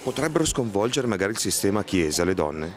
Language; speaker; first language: Italian; native; Italian